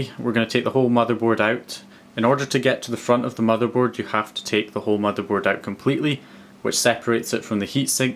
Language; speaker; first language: English; native; English